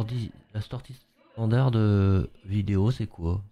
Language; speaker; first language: French; native; French